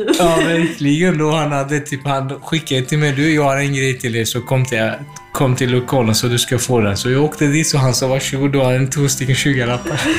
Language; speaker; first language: Swedish; non-native, fluent; Kurdish